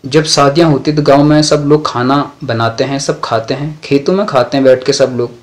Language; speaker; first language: Hindi; native; Hindi